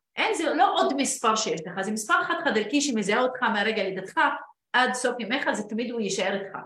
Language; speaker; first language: Hebrew; non-native, local second language; Arabic